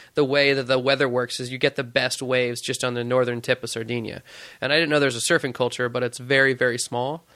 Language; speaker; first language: English; native; English